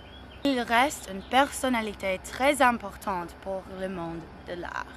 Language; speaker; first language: French; non-native, learner; English